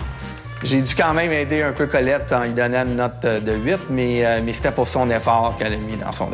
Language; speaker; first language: French; native; French